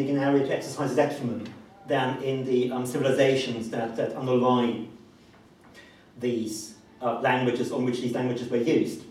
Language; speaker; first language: English; non-native, fluent; German